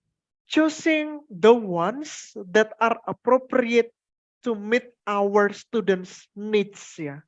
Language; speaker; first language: English; non-native, fluent; Indonesian